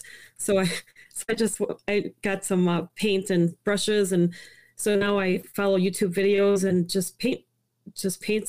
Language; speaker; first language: English; early bilingual, other home language; Italian